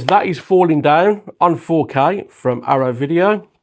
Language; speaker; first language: English; native; English